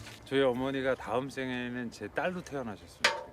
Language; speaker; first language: Korean; native; Korean